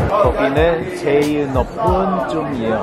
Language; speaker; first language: Korean; non-native, learner; Cantonese